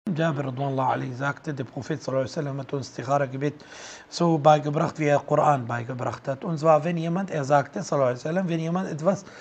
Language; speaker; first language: German; non-native, fluent; Arabic